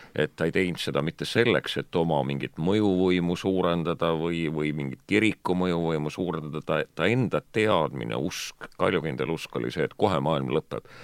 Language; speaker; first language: Estonian; native; Estonian